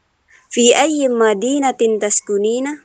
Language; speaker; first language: Arabic; non-native, learner; Indonesian